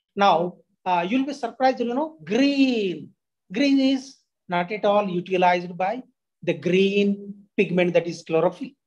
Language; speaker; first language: English; non-native, local second language; Telugu